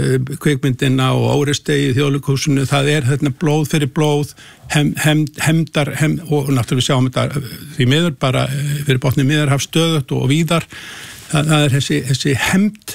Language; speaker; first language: Icelandic; native; Icelandic